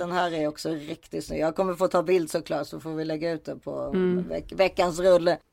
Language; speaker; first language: Swedish; native; Swedish